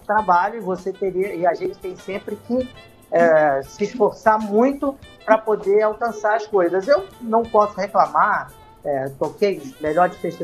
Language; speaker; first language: Portuguese; native; Portuguese